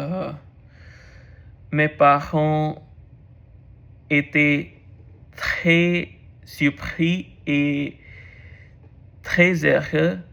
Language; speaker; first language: French; non-native, learner; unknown